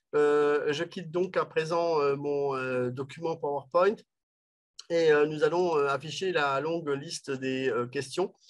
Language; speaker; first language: French; native; French